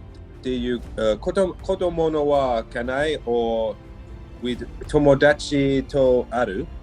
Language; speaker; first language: Japanese; non-native, learner; English